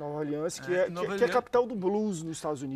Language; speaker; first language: Portuguese; native; Portuguese